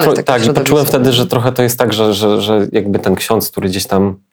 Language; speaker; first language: Polish; native; Polish